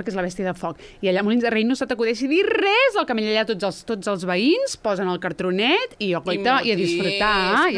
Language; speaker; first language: Catalan; native; Catalan